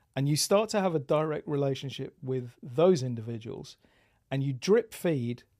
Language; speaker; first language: English; native; English